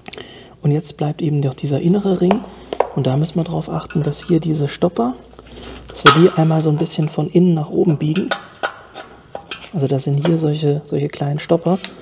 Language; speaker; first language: German; native; German